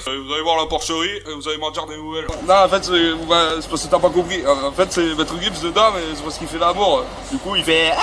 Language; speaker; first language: French; native; French